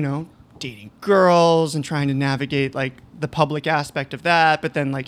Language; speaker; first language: English; native; English